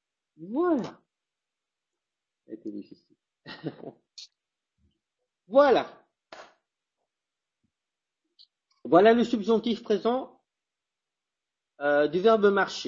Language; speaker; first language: French; non-native, fluent; Spanish